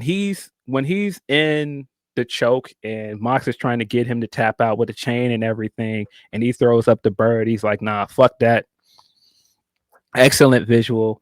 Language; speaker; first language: English; native; English